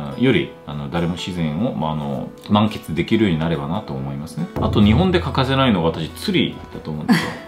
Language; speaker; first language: Japanese; non-native, fluent; Korean